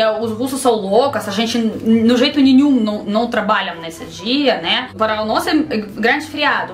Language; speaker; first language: Portuguese; non-native, learner; Russian